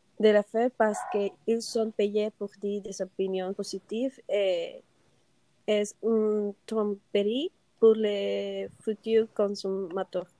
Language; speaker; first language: French; non-native, learner; Spanish